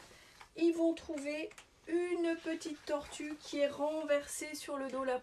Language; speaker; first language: French; native; French